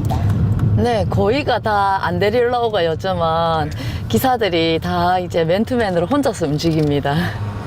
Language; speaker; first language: Korean; native; Korean